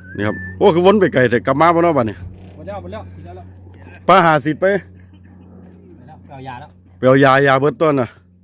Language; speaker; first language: Thai; native; Thai